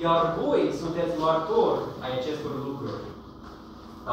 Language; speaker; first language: Romanian; non-native, learner; English